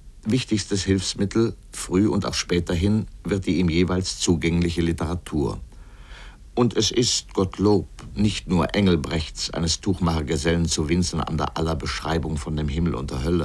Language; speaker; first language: German; native; German